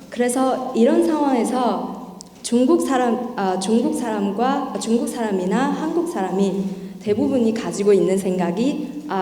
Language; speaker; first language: Korean; non-native, fluent; Chinese